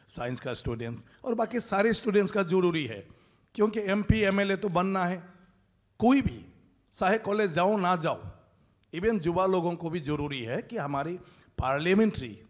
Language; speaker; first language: Hindi; non-native, local second language; Bodo